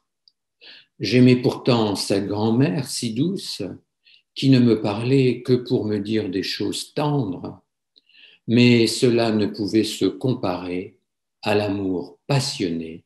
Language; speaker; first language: French; native; French